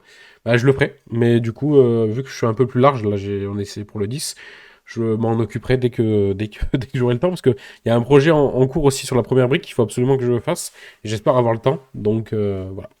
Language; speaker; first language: French; native; French